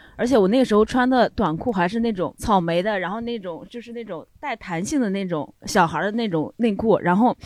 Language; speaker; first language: Chinese; native; Chinese